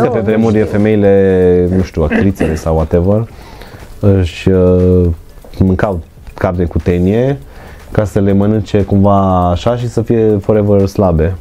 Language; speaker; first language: Romanian; native; Romanian